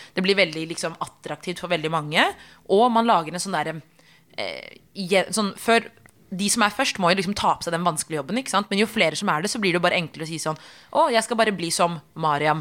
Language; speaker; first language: Norwegian; early bilingual, other home language; Tigrinya